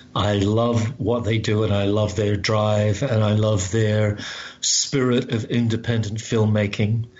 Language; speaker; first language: English; native; English